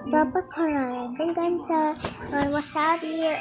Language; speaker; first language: Filipino; non-native, local second language; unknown